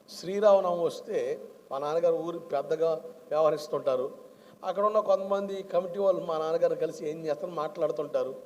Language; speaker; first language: Telugu; non-native, local second language; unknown